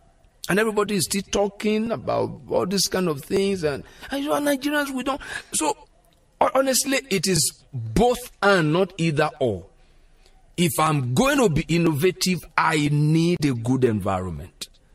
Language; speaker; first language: English; non-native, local second language; Yoruba